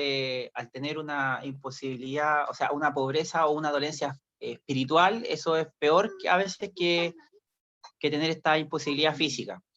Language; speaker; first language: Spanish; native; Spanish